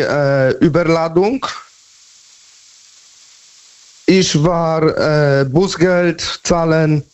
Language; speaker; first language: German; non-native, learner; Polish